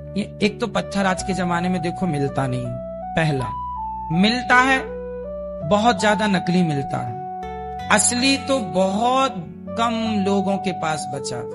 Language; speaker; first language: Hindi; native; Hindi